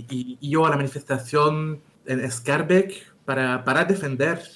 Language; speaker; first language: Spanish; non-native, learner; French